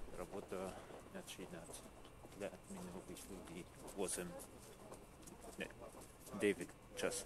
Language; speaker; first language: Russian; non-native, learner; English